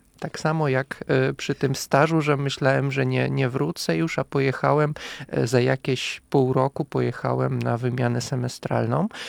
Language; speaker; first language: Polish; non-native, fluent; Russian